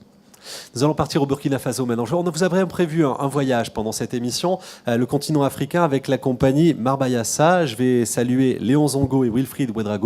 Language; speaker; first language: French; native; French